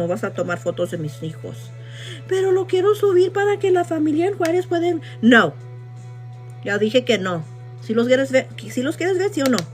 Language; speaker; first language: Spanish; early bilingual, other home language; English